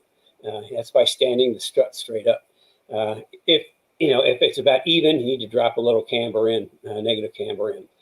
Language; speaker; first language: English; native; English